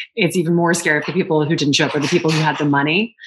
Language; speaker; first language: English; native; English